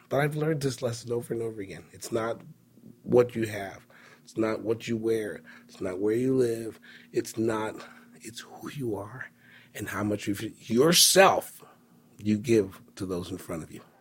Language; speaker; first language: English; early bilingual, other home language; Spanish